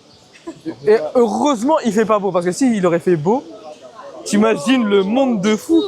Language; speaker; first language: French; native; French